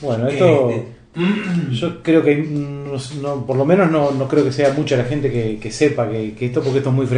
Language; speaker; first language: Spanish; native; Spanish